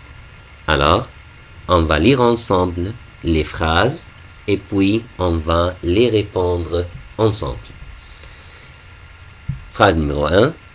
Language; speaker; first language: French; non-native, fluent; Arabic